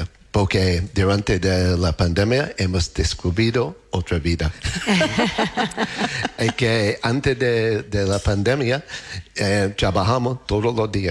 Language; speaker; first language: Spanish; non-native, learner; English